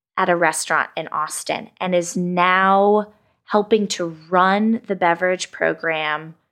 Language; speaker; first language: English; native; English